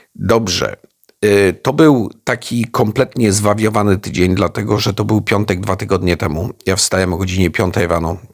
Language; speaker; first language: Polish; native; Polish